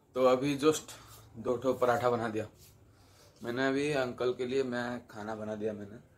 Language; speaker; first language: Hindi; non-native, local second language; Odia